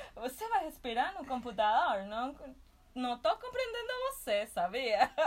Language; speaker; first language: Portuguese; non-native, fluent; Spanish